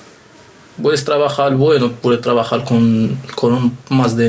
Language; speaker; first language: Spanish; non-native, learner; Arabic